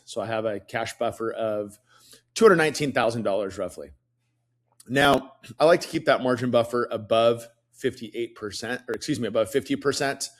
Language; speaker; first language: English; native; English